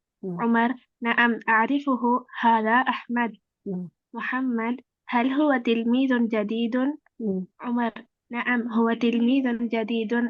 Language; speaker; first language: Arabic; non-native, learner; Tamil